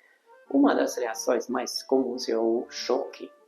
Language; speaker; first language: Portuguese; non-native, fluent; Hungarian